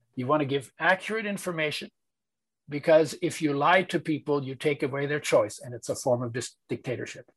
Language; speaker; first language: English; early bilingual, other home language; Polish